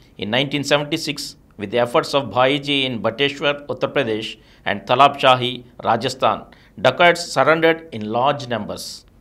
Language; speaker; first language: English; non-native, local second language; Telugu